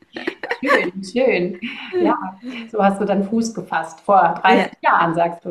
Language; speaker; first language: German; native; German